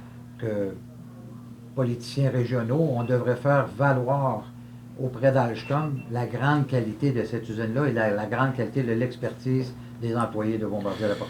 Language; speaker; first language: French; native; French